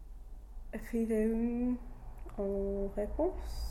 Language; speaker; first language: French; non-native, learner; English